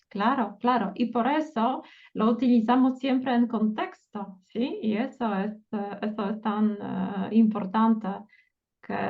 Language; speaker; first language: Spanish; non-native, fluent; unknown